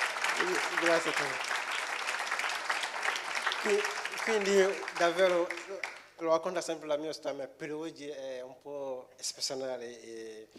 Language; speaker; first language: Italian; non-native, fluent; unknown